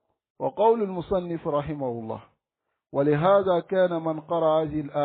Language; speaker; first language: Arabic; non-native, fluent; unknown